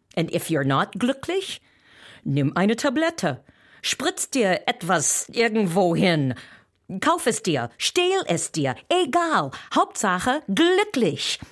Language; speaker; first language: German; non-native, fluent; English